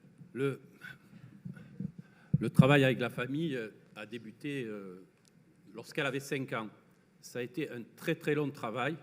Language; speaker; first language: French; native; French